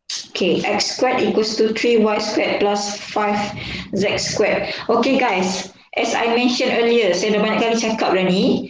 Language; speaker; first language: English; non-native, local second language; Malay